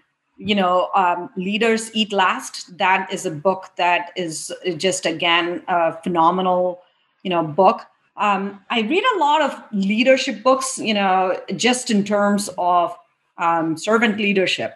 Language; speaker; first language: English; non-native, local second language; Tamil